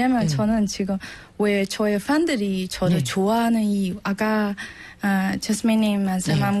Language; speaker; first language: Korean; non-native, learner; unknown